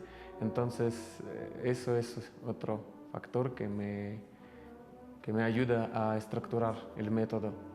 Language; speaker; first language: Spanish; non-native, fluent; Russian